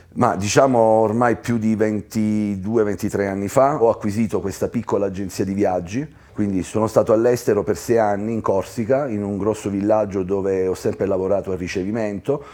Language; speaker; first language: Italian; native; Italian